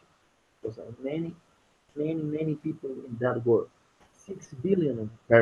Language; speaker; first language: English; non-native, learner; Spanish